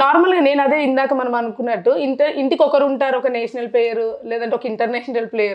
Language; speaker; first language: Telugu; native; Telugu